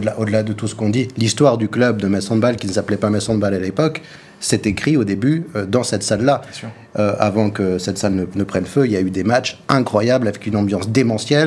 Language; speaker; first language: French; native; French